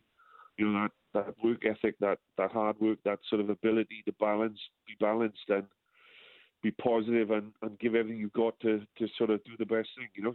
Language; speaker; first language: English; native; English